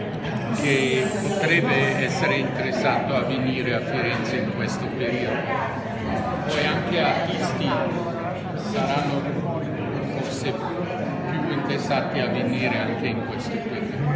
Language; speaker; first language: Italian; non-native, fluent; German